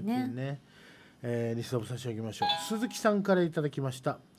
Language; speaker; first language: Japanese; native; Japanese